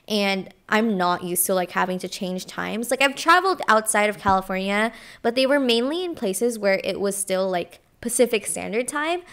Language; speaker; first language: English; non-native, local second language; Filipino